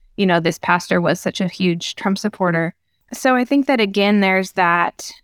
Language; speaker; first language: English; native; English